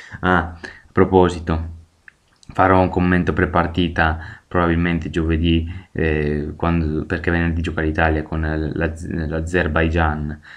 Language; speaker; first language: Italian; native; Italian